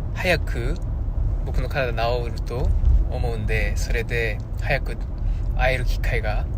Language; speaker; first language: Japanese; non-native, fluent; Korean